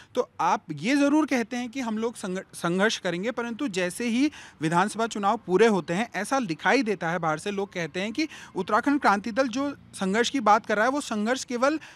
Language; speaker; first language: Hindi; native; Hindi